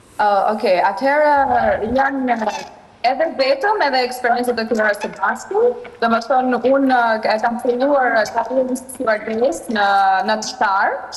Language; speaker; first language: Albanian; native; Albanian